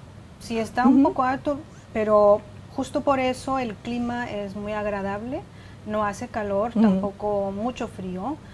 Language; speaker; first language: Spanish; non-native, fluent; Chinese